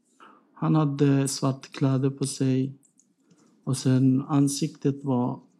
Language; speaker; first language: Swedish; non-native, learner; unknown